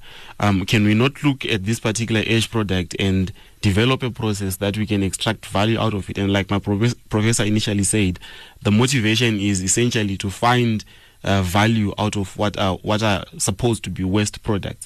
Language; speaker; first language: English; non-native, local second language; Shona